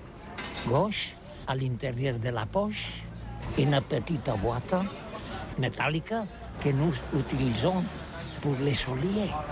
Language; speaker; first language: French; non-native, learner; Catalan